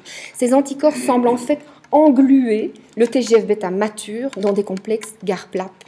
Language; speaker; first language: French; native; French